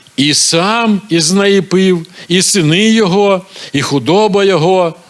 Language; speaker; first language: Ukrainian; non-native, local second language; Russian